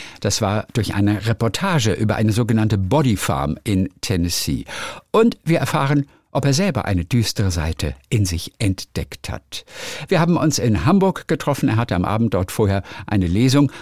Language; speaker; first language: German; native; German